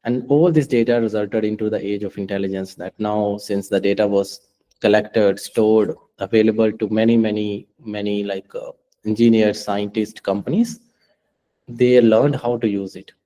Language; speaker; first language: English; non-native, local second language; Punjabi